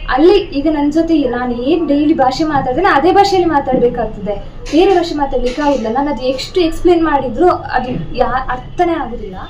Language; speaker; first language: Kannada; native; Kannada